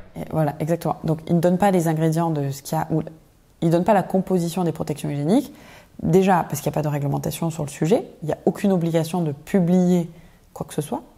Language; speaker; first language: French; native; French